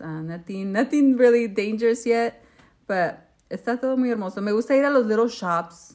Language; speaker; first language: Spanish; early bilingual, heritage; Spanish